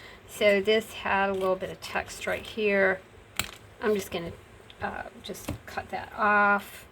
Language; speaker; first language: English; native; English